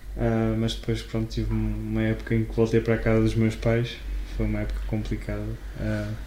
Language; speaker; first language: Portuguese; native; Portuguese